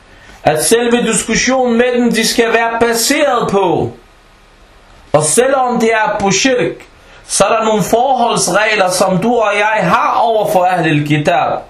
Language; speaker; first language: Danish; early bilingual, other home language; Arabic